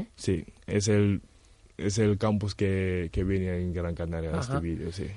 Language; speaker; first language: Spanish; non-native, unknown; Wolof